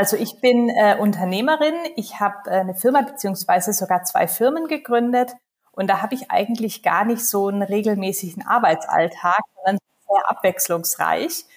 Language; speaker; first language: German; native; German